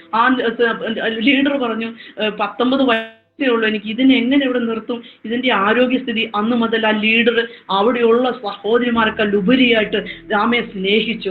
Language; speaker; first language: Malayalam; native; Malayalam